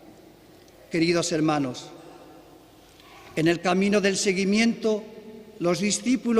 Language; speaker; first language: Spanish; native; Spanish